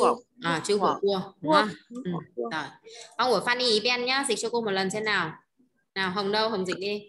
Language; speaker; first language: Vietnamese; native; Vietnamese